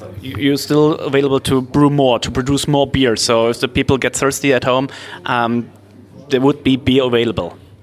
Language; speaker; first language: English; non-native, fluent; German